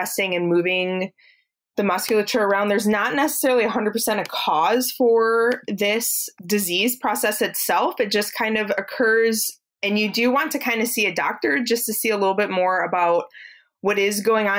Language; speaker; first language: English; native; English